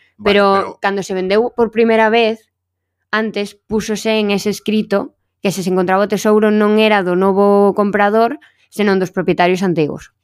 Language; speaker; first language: Galician; non-native, local second language; Spanish